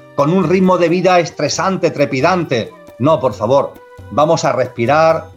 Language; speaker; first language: Spanish; native; Spanish